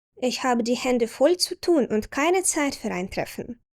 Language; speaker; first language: German; non-native, fluent; Ukrainian